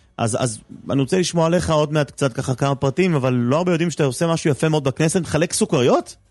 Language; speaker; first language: Hebrew; native; Hebrew